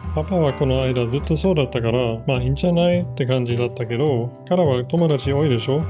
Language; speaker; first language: Japanese; non-native, fluent; German